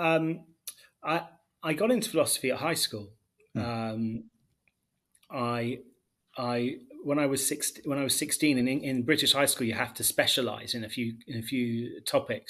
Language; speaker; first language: English; native; English